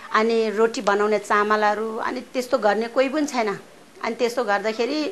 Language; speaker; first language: Nepali; non-native, local second language; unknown